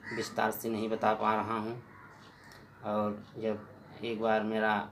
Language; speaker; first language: Hindi; native; Hindi